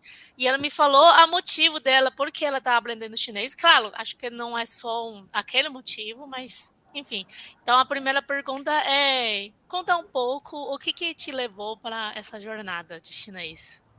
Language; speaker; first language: Portuguese; non-native, fluent; Chinese